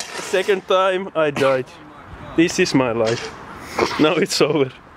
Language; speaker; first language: English; non-native, learner; Finnish